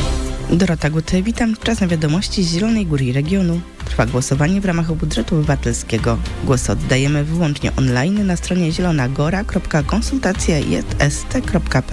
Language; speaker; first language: Polish; native; Polish